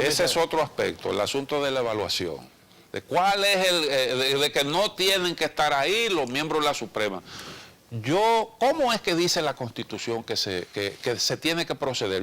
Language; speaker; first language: Spanish; native; Spanish